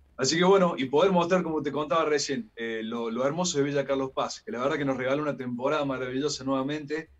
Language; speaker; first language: Spanish; native; Spanish